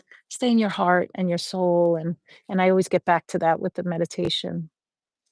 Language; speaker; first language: English; native; English